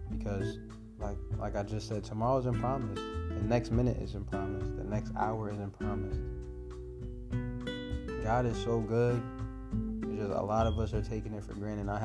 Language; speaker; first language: English; native; English